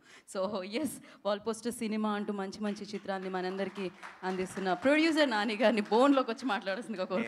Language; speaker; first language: Telugu; native; Telugu